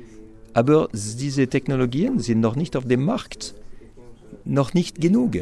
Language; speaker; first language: German; non-native, local second language; French